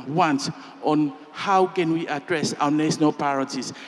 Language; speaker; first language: English; non-native, fluent; Tongan